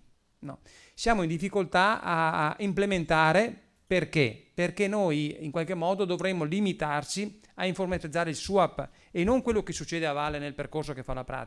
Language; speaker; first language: Italian; native; Italian